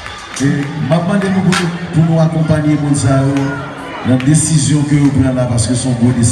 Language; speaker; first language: French; non-native, local second language; Haitian Creole